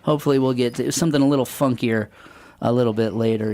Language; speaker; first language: English; native; English